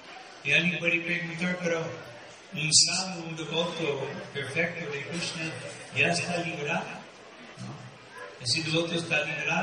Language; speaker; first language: Spanish; non-native, fluent; Portuguese